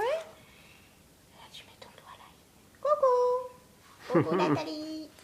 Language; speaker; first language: French; native; French